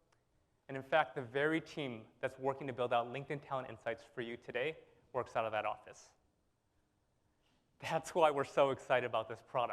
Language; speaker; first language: English; native; English